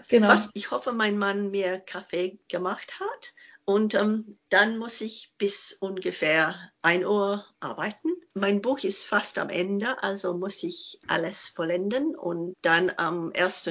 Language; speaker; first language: German; non-native, fluent; English